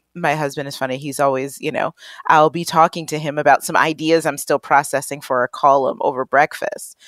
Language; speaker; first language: English; native; English